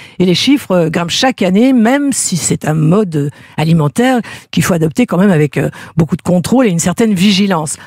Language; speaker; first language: French; native; French